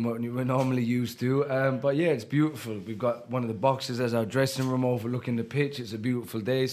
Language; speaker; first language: English; native; English